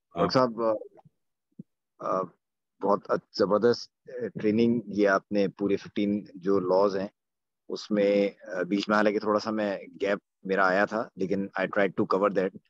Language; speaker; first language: Urdu; native; Urdu